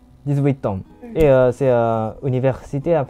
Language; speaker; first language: French; non-native, learner; Japanese